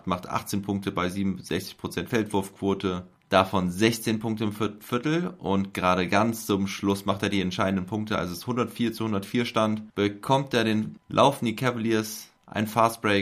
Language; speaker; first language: German; native; German